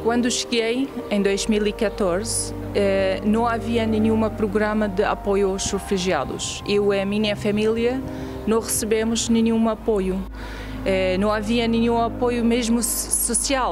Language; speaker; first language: Portuguese; non-native, fluent; Arabic